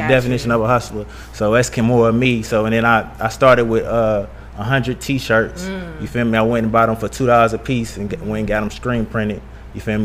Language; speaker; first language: English; native; English